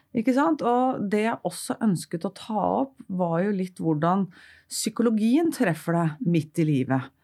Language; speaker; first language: Norwegian; native; Norwegian